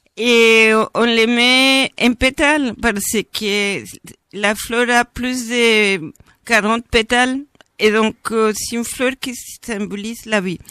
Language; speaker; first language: French; non-native, fluent; Spanish